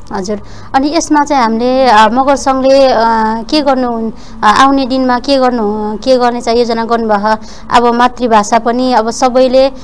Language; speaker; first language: Nepali; non-native, local second language; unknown